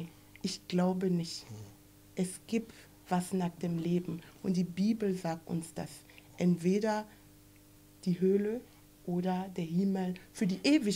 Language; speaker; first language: German; non-native, fluent; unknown